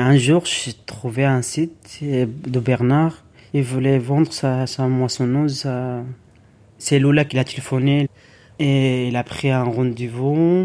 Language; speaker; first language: French; non-native, learner; Arabic